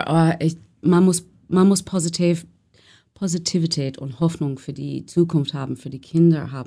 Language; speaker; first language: German; non-native, learner; English